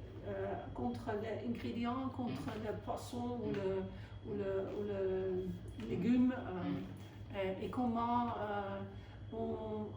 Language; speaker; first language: French; non-native, fluent; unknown